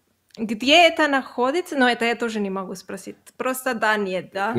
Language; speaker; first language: Russian; non-native, learner; Catalan